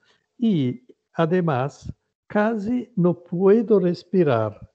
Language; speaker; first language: Spanish; non-native, learner; Italian